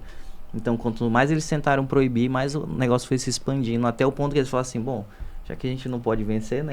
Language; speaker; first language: Portuguese; native; Portuguese